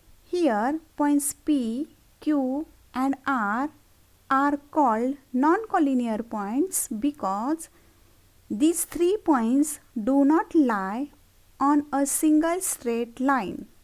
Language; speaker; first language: English; non-native, local second language; Marathi